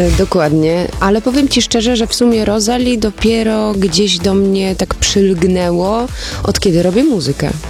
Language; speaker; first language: Polish; early bilingual, other home language; German